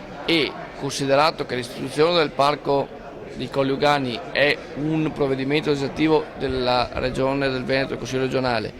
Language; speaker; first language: Italian; native; Italian